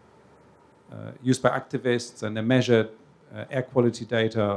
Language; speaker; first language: English; native; English